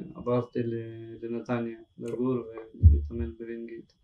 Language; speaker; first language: Hebrew; early bilingual, other home language; Ukrainian